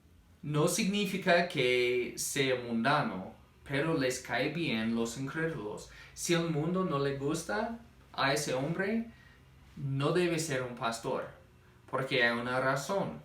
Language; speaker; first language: Spanish; non-native, fluent; English